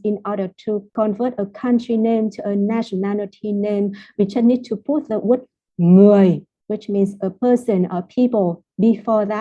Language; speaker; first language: English; non-native, fluent; Vietnamese